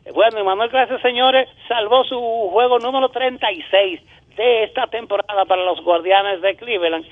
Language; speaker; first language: Spanish; native; Spanish